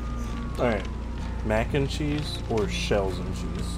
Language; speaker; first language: English; native; English